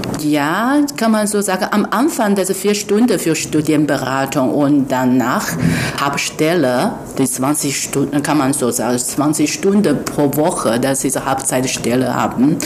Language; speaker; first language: German; non-native, fluent; Chinese